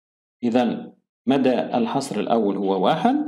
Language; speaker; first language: Arabic; native; Arabic